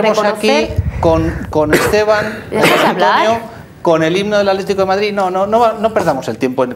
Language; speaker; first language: Spanish; native; Spanish